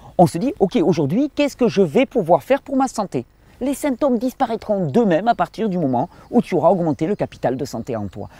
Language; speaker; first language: French; native; French